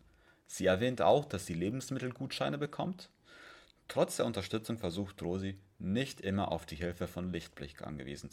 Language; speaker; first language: German; native; German